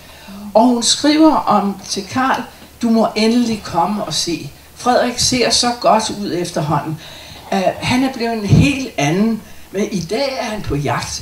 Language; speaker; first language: Danish; native; Danish